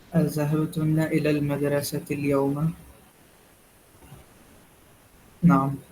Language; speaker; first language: Arabic; non-native, learner; Urdu